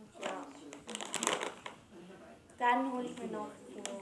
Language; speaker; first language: German; native; German